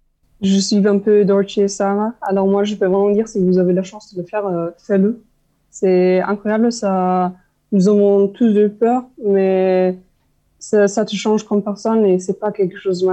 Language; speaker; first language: French; non-native, fluent; German